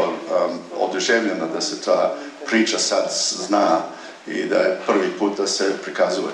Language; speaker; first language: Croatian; early bilingual, heritage; Serbian